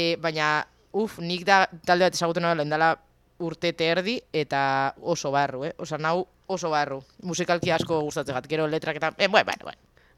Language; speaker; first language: Basque; native; Basque